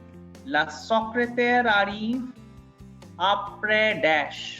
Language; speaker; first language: French; non-native, fluent; Bangla